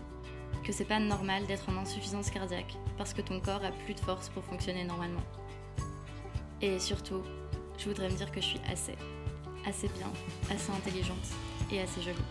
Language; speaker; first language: French; native; French